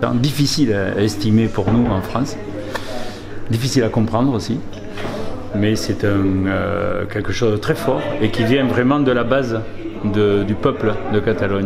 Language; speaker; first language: French; native; French